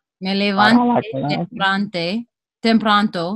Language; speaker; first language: Spanish; non-native, learner; English